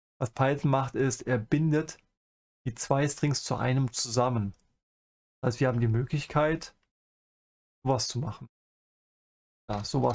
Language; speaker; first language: German; native; German